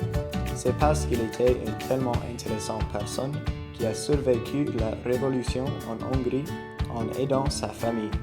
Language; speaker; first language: French; non-native, learner; English